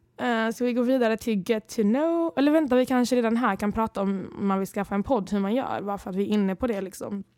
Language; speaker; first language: Swedish; early bilingual, other home language; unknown